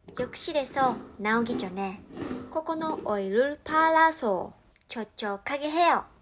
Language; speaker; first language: Korean; non-native, learner; Japanese